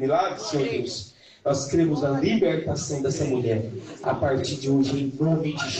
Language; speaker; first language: Portuguese; native; Portuguese